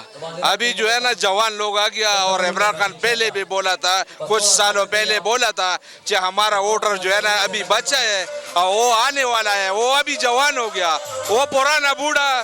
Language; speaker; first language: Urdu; non-native, local second language; Pashto